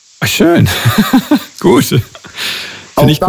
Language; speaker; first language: German; native; German